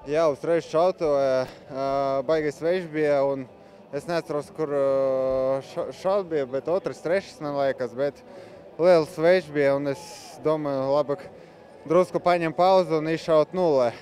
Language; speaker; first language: Latvian; non-native, local second language; Russian